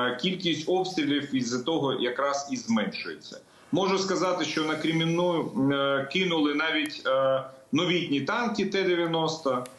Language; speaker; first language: Ukrainian; native; Ukrainian